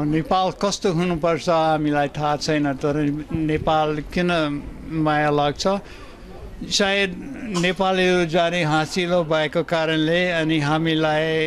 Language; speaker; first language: Nepali; non-native, fluent; German